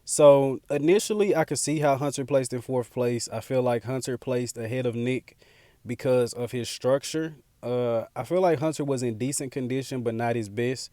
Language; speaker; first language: English; native; English